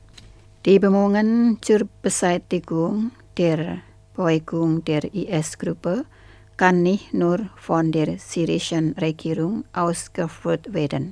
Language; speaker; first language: German; non-native, fluent; Indonesian